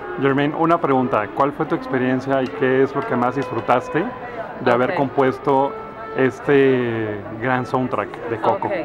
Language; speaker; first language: Spanish; native; Spanish